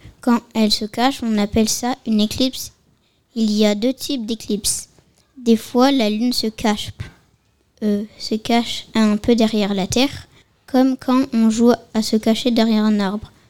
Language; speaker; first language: French; native; French